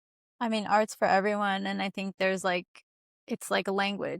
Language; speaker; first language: English; native; English